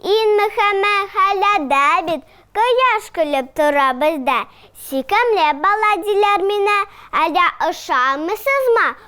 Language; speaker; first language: Tatar; native; Tatar